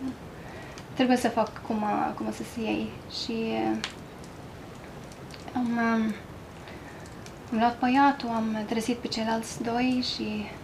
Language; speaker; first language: Romanian; non-native, learner; Norwegian